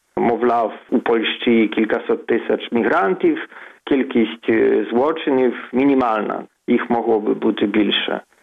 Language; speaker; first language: Ukrainian; early bilingual, heritage; Ukrainian